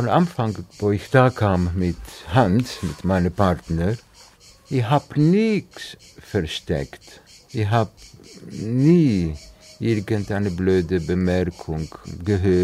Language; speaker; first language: German; non-native, fluent; Greek